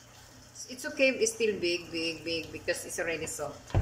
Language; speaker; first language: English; non-native, local second language; Filipino